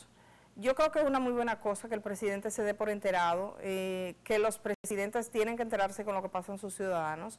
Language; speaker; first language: Spanish; native; Spanish